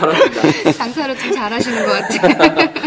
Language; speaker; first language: Korean; native; Korean